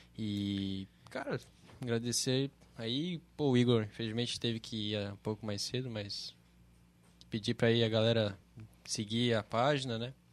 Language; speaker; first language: Portuguese; native; Portuguese